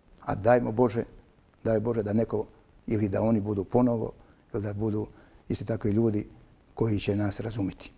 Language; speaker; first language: Croatian; native; Croatian